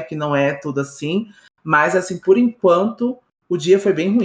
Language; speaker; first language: Portuguese; native; Portuguese